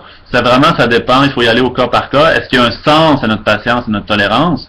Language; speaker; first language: French; native; French